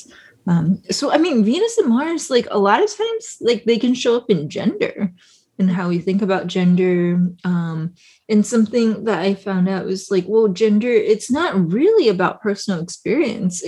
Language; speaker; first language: English; native; English